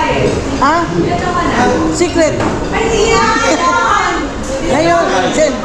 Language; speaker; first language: Filipino; native; Filipino